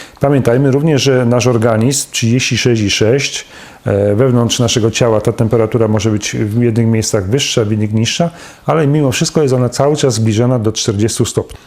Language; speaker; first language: Polish; native; Polish